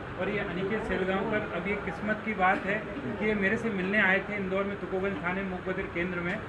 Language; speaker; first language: Hindi; native; Hindi